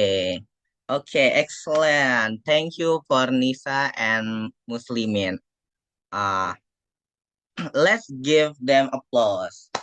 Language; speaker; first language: English; non-native, fluent; Indonesian